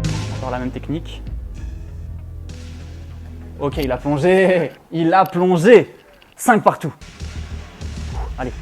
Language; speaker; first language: French; native; French